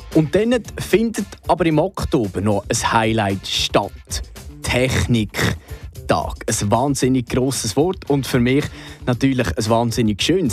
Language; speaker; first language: German; native; German